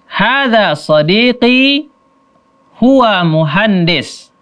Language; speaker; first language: Arabic; non-native, fluent; Indonesian